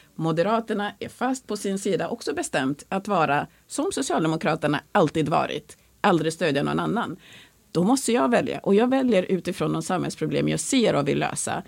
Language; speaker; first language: Swedish; early bilingual, other home language; Swahili